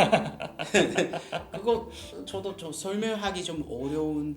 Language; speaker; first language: Korean; non-native, learner; Japanese